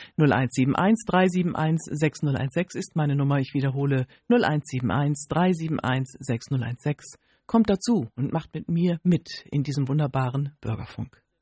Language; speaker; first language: German; native; German